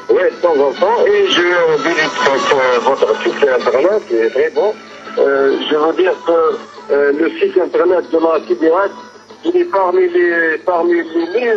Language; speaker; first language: French; non-native, local second language; Arabic